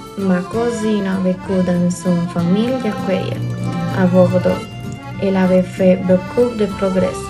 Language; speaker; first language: French; non-native, learner; Spanish